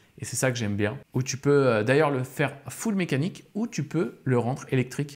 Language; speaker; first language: French; native; French